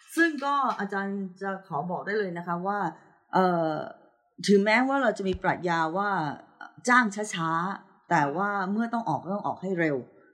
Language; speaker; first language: Thai; native; Thai